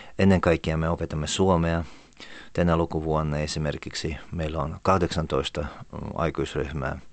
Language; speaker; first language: Finnish; early bilingual, heritage; Finnish